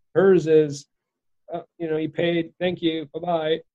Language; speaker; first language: English; native; English